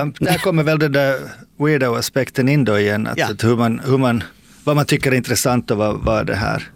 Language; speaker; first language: Swedish; native; Swedish